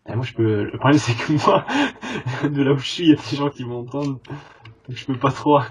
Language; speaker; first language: French; native; French